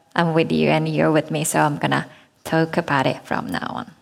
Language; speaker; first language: English; non-native, fluent; Japanese